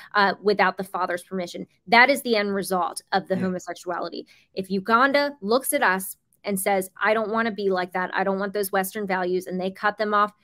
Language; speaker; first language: English; native; English